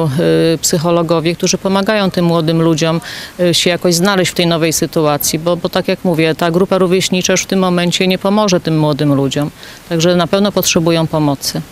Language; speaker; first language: Polish; native; Polish